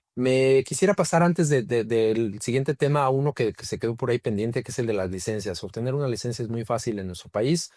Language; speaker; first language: Spanish; native; Spanish